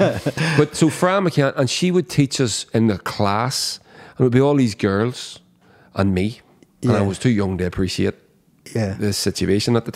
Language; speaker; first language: English; native; English